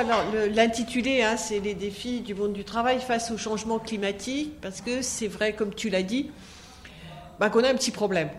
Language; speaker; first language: French; native; French